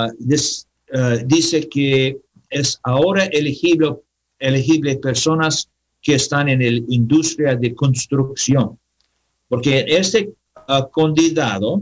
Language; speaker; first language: Spanish; non-native, learner; English